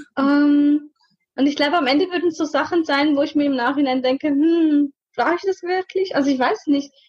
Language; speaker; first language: German; native; German